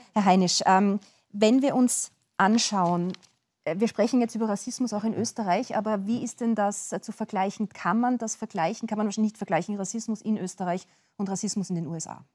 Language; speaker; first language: German; native; German